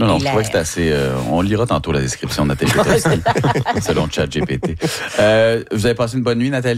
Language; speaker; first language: French; native; French